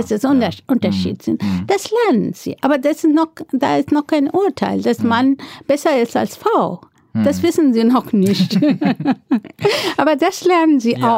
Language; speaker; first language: German; non-native, fluent; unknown